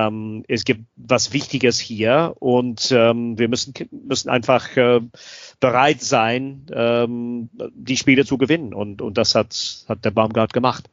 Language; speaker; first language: German; non-native, fluent; English